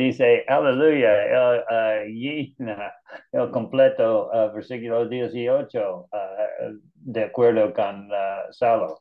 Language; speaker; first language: Spanish; non-native, learner; English